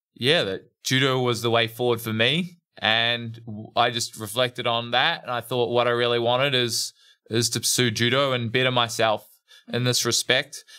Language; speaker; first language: English; native; English